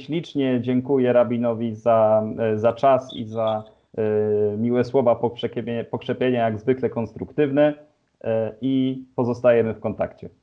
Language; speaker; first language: Polish; native; Polish